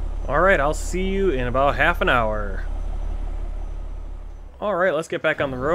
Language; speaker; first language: English; native; English